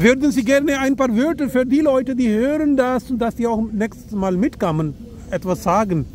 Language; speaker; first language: German; non-native, fluent; Urdu